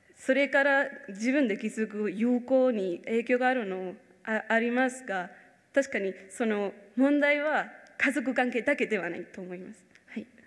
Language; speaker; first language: Japanese; non-native, fluent; Spanish